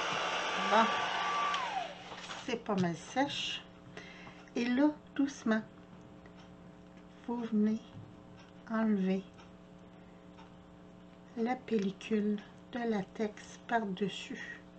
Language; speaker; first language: French; native; French